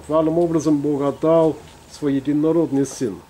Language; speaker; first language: Russian; non-native, fluent; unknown